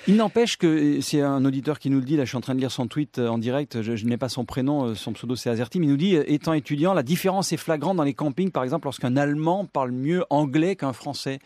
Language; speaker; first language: French; native; French